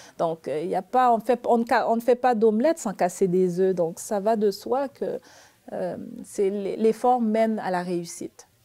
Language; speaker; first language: French; early bilingual, other home language; Haitian Creole